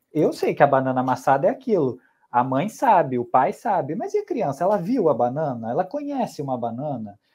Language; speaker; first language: Portuguese; native; Portuguese